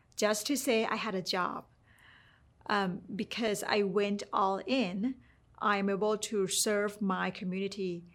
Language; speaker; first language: English; non-native, fluent; Thai